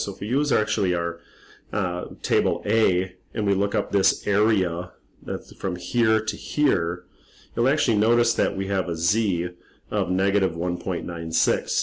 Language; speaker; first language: English; native; English